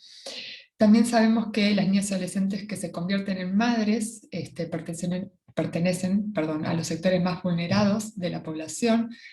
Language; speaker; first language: Spanish; native; Spanish